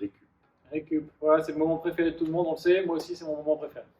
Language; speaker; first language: French; native; French